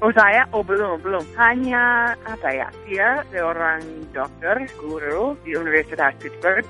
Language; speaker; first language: Indonesian; non-native, fluent; English